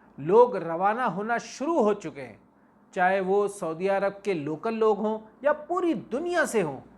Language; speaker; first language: Urdu; native; Urdu